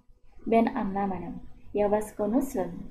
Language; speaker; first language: Turkish; non-native, fluent; Indonesian